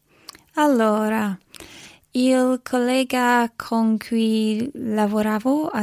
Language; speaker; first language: Italian; non-native, learner; English